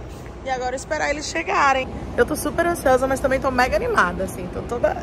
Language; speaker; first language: Portuguese; native; Portuguese